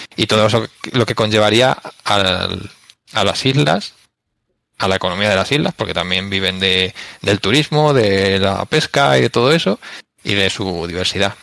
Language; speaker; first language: Spanish; native; Spanish